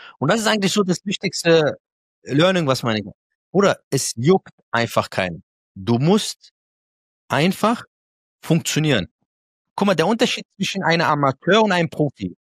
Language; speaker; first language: German; early bilingual, other home language; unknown